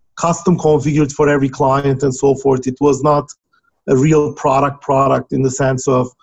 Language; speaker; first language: English; non-native, fluent; Turkish